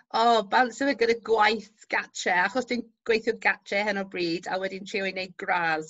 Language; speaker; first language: Welsh; non-native, local second language; English